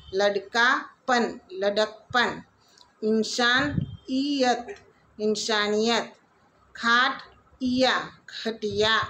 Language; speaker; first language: Hindi; non-native, local second language; Gujarati